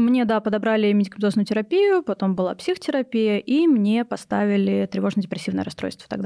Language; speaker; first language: Russian; native; Russian